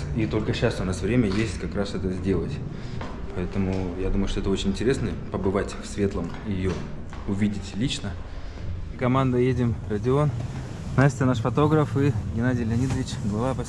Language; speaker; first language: Russian; native; Russian